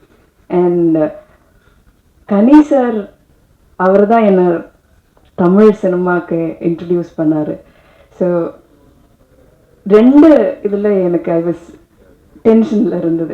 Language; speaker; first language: Tamil; non-native, fluent; Malayalam